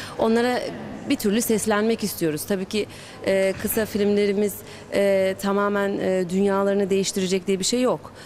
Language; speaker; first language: Turkish; early bilingual, heritage; Turkish